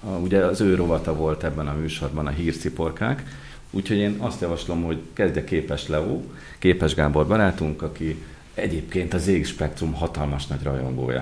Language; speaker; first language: Hungarian; native; Hungarian